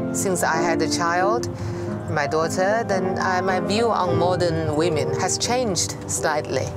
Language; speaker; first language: English; non-native, fluent; Chinese